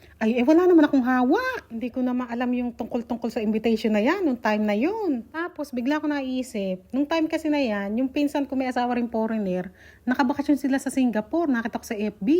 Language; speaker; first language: Filipino; native; Filipino